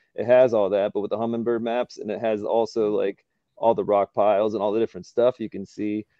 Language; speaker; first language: English; native; English